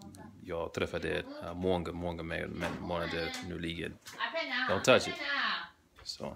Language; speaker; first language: Swedish; non-native, learner; English